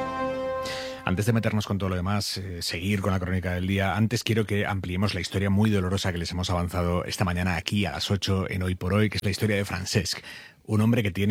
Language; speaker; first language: Spanish; native; Spanish